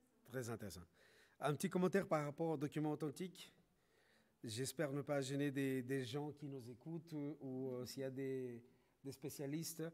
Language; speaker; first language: French; non-native, fluent; Spanish